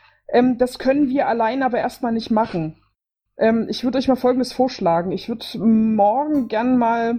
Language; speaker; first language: German; native; German